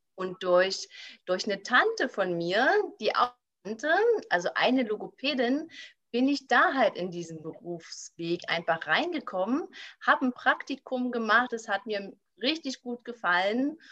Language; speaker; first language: German; native; German